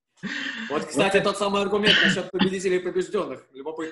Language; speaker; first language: Russian; native; Russian